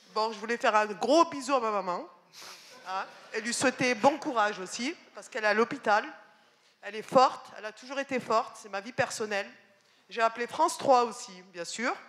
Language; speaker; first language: French; native; French